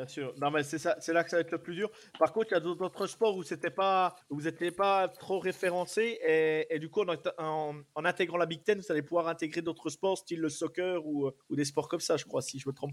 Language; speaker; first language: French; native; French